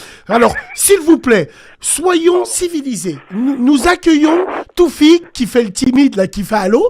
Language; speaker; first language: French; early bilingual, other home language; Arabic